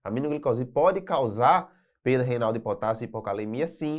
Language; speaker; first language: Portuguese; native; Portuguese